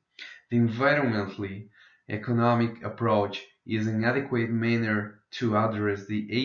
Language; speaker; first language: English; non-native, fluent; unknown